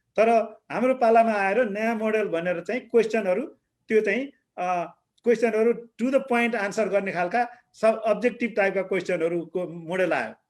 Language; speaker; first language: Nepali; native; Nepali